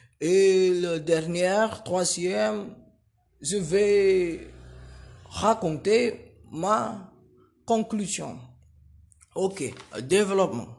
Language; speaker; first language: French; non-native, learner; Indonesian